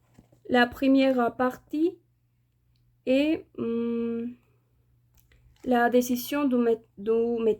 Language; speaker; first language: French; non-native, fluent; Spanish